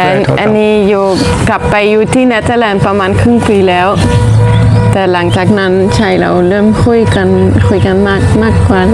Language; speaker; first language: Thai; non-native, fluent; Dutch